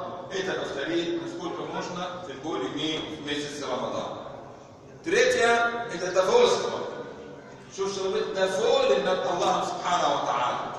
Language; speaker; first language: Russian; non-native, fluent; Arabic